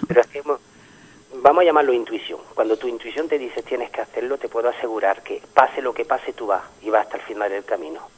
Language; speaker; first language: Spanish; early bilingual, heritage; Spanish